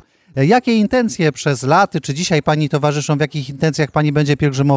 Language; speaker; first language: Polish; native; Polish